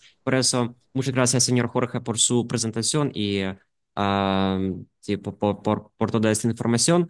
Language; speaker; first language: Spanish; non-native, fluent; Ukrainian